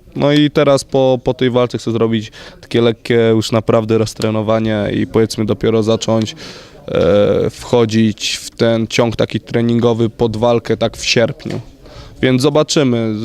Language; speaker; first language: Polish; native; Polish